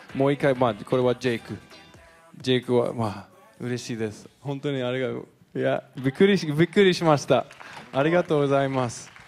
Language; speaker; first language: Japanese; non-native, fluent; English